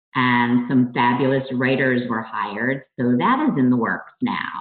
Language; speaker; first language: English; native; English